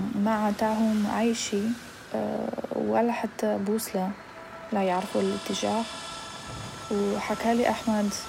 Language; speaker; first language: Arabic; non-native, fluent; Bulgarian